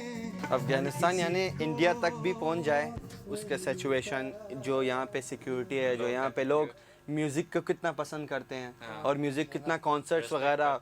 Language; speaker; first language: Hindi; non-native, fluent; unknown